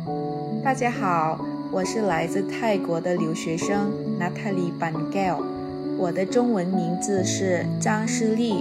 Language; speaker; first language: Chinese; non-native, fluent; Thai